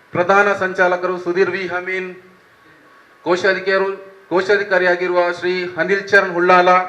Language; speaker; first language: Kannada; native; Kannada